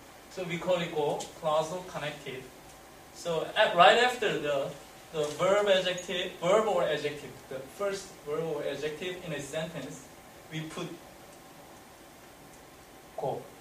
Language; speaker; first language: English; non-native, fluent; Korean